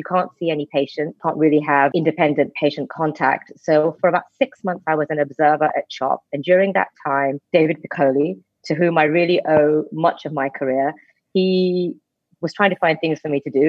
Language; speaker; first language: English; native; English